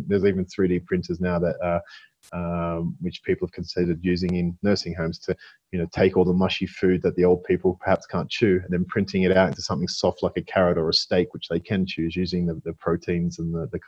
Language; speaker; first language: English; native; English